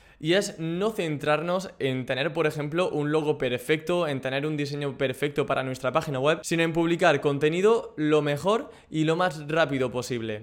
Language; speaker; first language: Spanish; native; Spanish